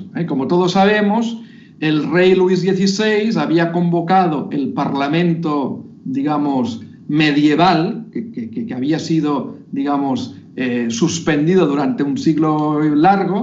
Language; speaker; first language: Spanish; native; Spanish